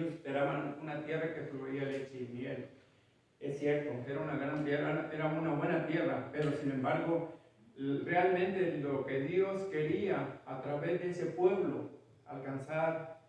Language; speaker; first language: Spanish; native; Spanish